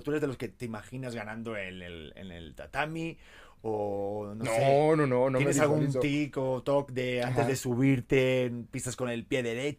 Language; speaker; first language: Spanish; native; Spanish